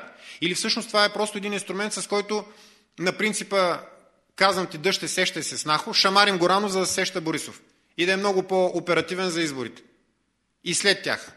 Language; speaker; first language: Bulgarian; native; Bulgarian